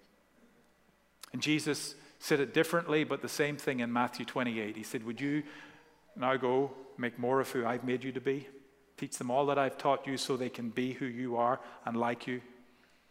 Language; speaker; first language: English; native; English